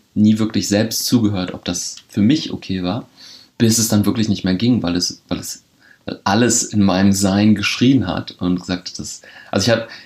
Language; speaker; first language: German; early bilingual, other home language; Polish